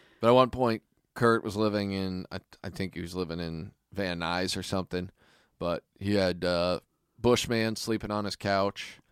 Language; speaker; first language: English; native; English